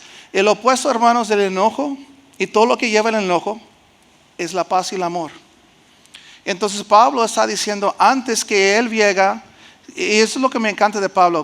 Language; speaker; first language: Spanish; early bilingual, heritage; Spanish